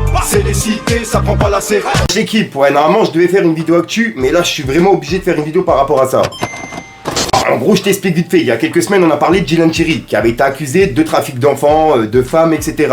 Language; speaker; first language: French; native; French